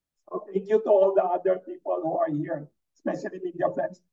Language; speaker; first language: English; non-native, local second language; Filipino